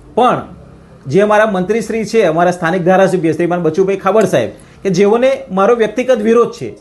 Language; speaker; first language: Gujarati; native; Gujarati